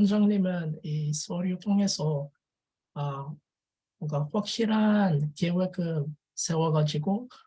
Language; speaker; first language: Korean; non-native, learner; French